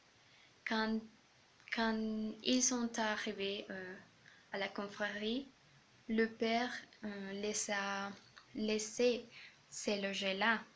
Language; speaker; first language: French; non-native, learner; Spanish